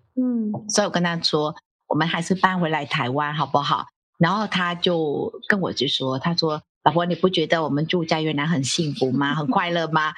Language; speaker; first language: Chinese; non-native, fluent; Vietnamese